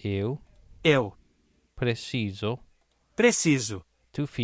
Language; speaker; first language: Portuguese; non-native, learner; English